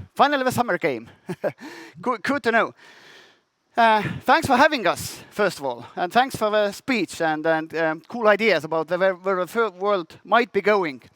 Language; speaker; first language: English; non-native, fluent; Estonian